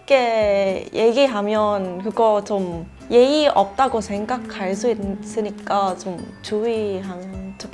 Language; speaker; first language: Korean; non-native, learner; Thai